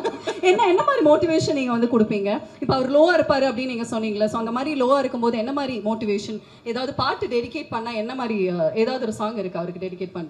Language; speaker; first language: Tamil; native; Tamil